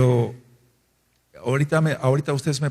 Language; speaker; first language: Spanish; native; Spanish